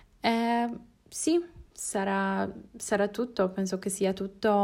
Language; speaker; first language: Italian; non-native, learner; Polish